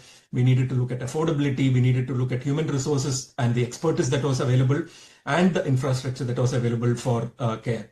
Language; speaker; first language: English; non-native, local second language; Tamil